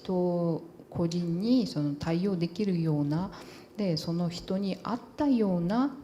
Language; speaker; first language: Japanese; non-native, fluent; Portuguese